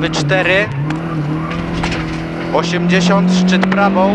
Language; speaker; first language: Polish; native; Polish